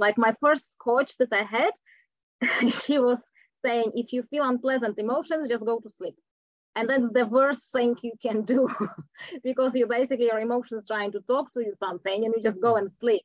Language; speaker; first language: English; non-native, fluent; Czech